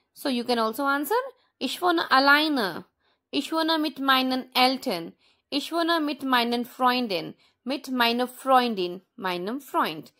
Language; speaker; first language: German; non-native, fluent; Hindi